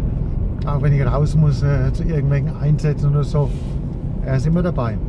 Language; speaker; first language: German; native; German